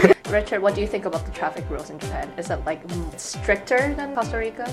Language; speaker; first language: English; native; English